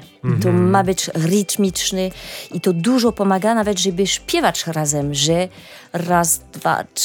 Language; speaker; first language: Polish; non-native, learner; French